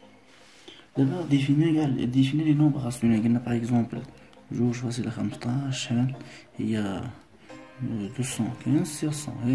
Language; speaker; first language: French; non-native, local second language; Arabic